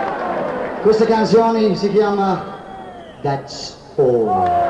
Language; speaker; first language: Italian; non-native, learner; English